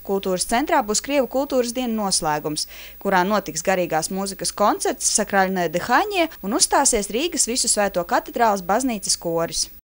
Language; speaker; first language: Latvian; native; Latvian